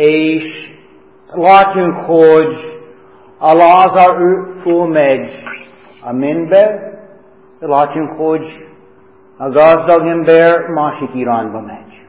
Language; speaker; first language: Hungarian; non-native, fluent; English